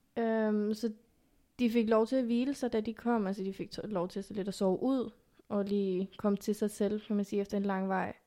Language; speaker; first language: Danish; early bilingual, other home language; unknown